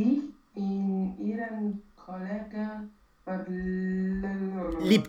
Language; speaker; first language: German; non-native, learner; Romanian